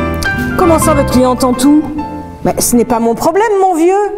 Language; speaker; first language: French; native; French